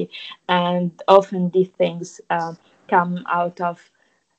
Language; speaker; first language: English; non-native, fluent; Arabic